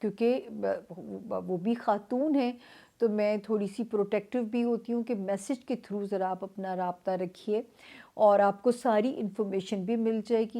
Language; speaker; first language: Urdu; native; Urdu